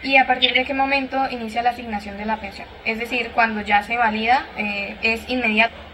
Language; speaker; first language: Spanish; native; Spanish